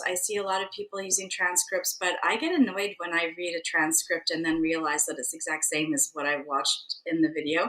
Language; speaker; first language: English; native; English